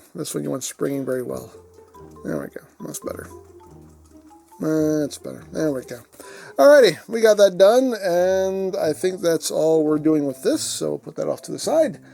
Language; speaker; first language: English; native; English